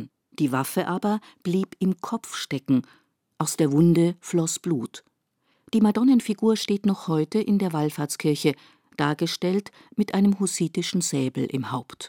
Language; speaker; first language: German; native; German